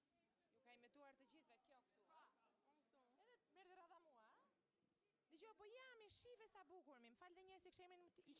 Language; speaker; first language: Albanian; native; Albanian